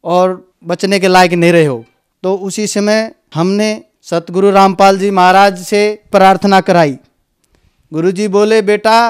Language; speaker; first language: Hindi; native; Hindi